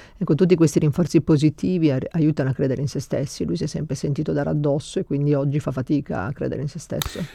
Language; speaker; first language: Italian; native; Italian